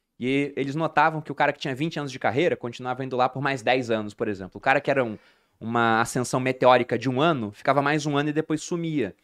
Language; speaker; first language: Portuguese; native; Portuguese